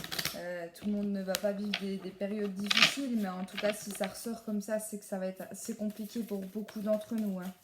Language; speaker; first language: French; native; French